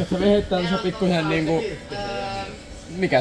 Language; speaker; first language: Finnish; native; Finnish